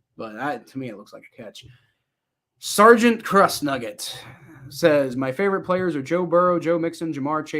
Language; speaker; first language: English; native; English